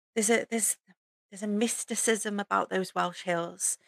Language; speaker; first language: English; native; English